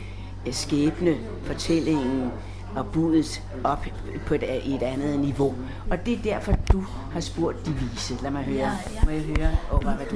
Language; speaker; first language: Danish; native; Danish